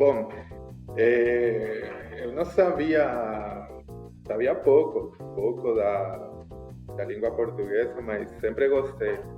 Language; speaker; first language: Portuguese; non-native, learner; Spanish